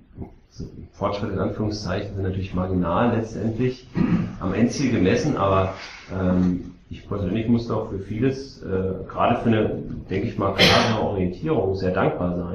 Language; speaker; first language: German; native; German